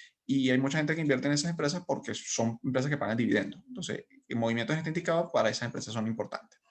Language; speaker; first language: Spanish; native; Spanish